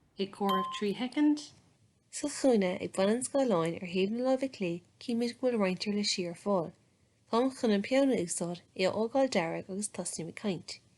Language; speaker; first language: Irish; native; Irish